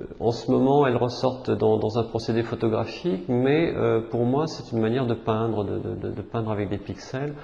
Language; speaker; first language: French; native; French